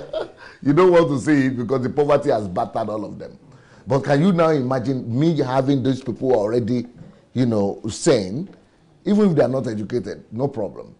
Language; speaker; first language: English; non-native, local second language; Yoruba